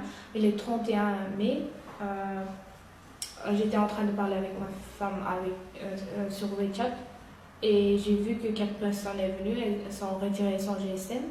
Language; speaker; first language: French; non-native, learner; Uyghur